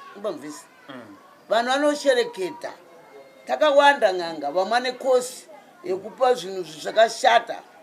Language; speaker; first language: Shona; non-native, fluent; Nyanja